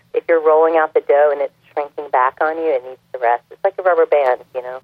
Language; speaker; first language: English; native; English